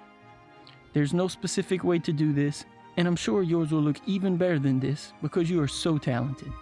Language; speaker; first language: English; native; English